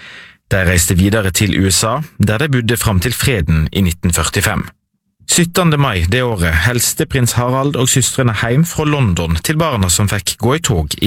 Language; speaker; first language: Norwegian; native; Norwegian